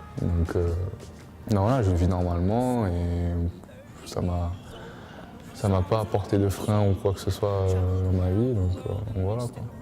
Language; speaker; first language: French; early bilingual, heritage; French